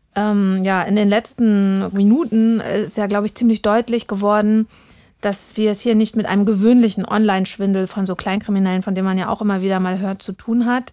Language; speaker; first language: German; native; German